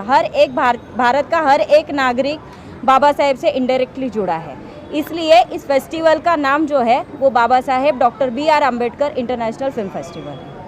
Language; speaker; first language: Hindi; non-native, local second language; Marathi